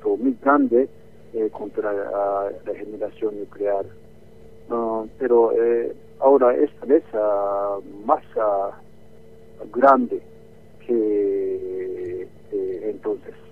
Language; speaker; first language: Spanish; non-native, learner; Japanese